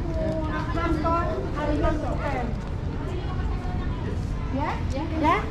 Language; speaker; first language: English; non-native, local second language; Filipino